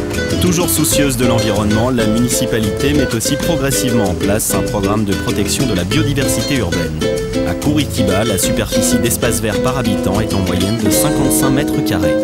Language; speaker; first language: French; native; French